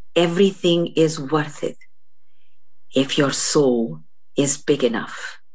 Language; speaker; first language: English; non-native, fluent; Portuguese